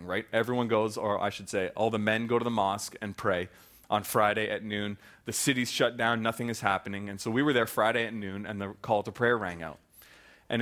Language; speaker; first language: English; native; English